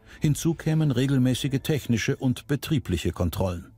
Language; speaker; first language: German; native; German